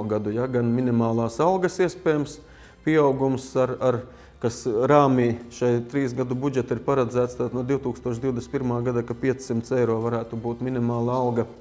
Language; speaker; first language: Latvian; native; Latvian